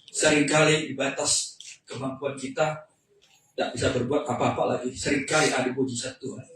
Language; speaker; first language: Indonesian; native; Indonesian